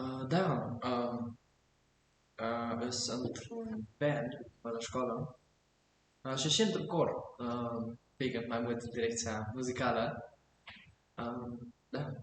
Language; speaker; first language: Romanian; early bilingual, heritage; German